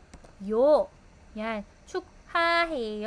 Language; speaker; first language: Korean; non-native, fluent; Filipino